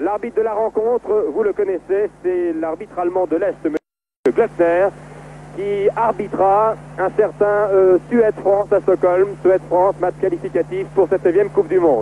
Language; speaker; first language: French; native; French